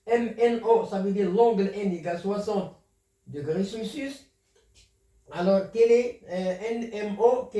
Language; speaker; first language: French; non-native, local second language; Arabic